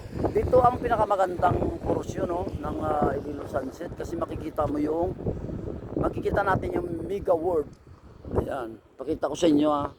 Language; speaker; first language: Filipino; non-native, local second language; Hiligaynon